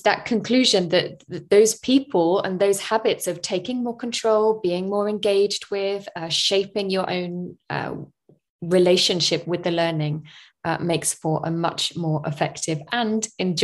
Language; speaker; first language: English; native; English